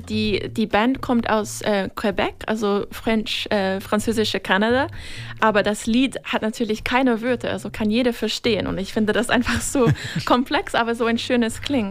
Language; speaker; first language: German; non-native, fluent; English